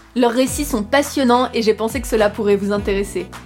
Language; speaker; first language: French; native; French